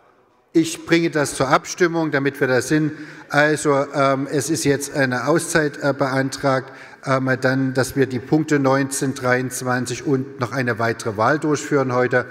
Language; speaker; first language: German; native; German